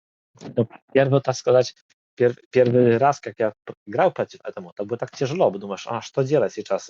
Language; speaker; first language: Russian; non-native, learner; Polish